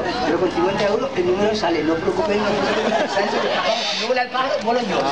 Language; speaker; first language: Spanish; native; Spanish